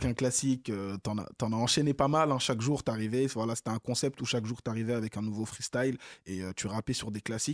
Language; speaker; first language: French; native; French